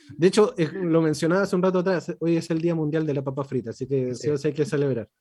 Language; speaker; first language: Spanish; native; Spanish